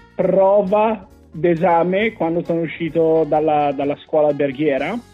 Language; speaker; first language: Italian; native; Italian